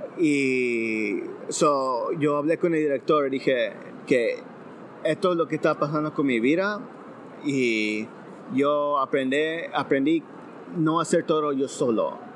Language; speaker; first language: Spanish; early bilingual, heritage; Spanish